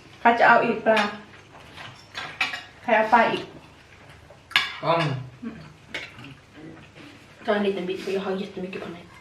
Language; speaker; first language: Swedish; non-native, learner; Thai